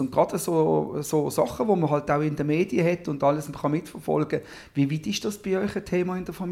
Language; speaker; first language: German; native; German